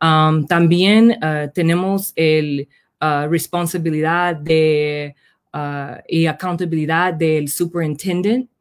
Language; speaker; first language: Spanish; early bilingual, heritage; Spanish